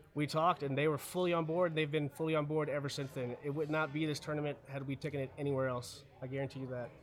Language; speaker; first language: English; early bilingual, other home language; German